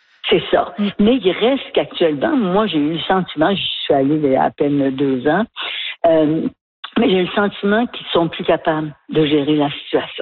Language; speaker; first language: French; native; French